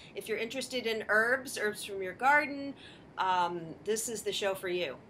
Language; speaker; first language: English; native; English